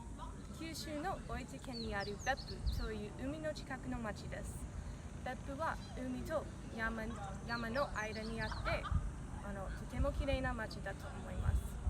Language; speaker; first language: Japanese; non-native, learner; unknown